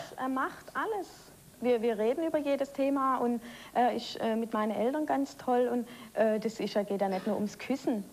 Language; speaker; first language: German; native; German